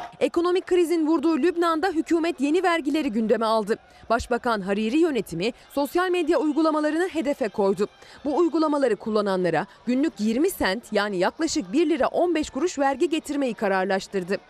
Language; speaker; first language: Turkish; native; Turkish